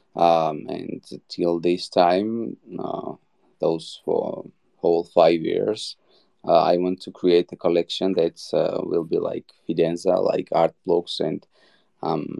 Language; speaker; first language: English; non-native, learner; Georgian